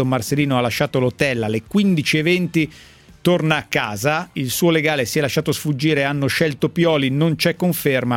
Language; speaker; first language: Italian; native; Italian